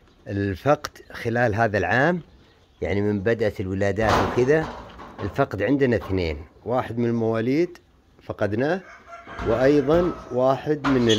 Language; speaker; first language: Arabic; native; Arabic